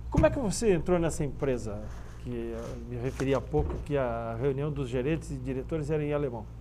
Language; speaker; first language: Portuguese; native; Portuguese